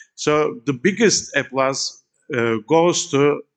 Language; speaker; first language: English; non-native, fluent; Turkish